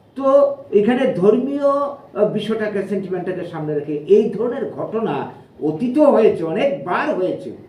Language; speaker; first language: Bangla; native; Bangla